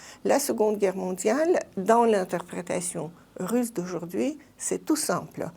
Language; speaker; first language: French; non-native, fluent; Russian